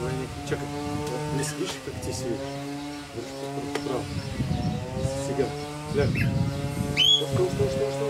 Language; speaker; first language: Bulgarian; non-native, learner; Russian